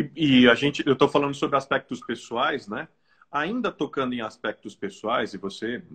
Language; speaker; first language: Portuguese; native; Portuguese